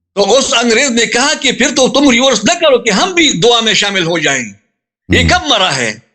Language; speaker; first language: Urdu; non-native, local second language; Pashto